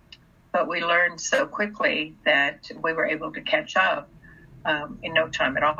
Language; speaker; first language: English; early bilingual, other home language; Russian